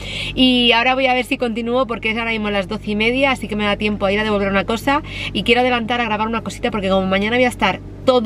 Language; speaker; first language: Spanish; native; Spanish